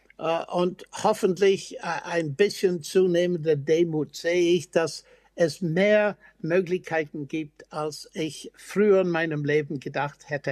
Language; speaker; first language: German; non-native, fluent; English